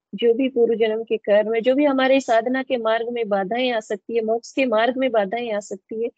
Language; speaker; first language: Hindi; native; Hindi